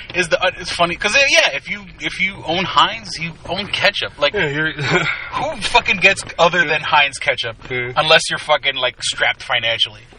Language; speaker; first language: English; early bilingual, other home language; Spanish